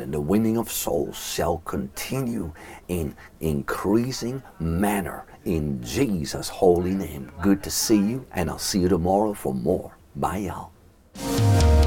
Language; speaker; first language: English; native; English